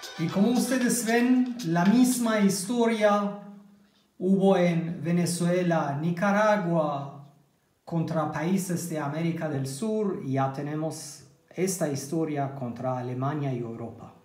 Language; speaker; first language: Spanish; non-native, fluent; German